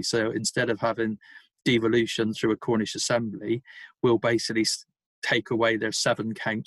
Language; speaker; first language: English; native; English